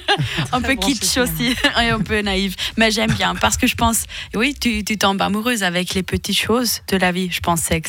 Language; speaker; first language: French; non-native, local second language; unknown